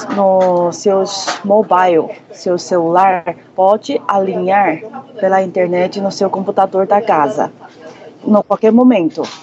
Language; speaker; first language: Portuguese; non-native, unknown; Chinese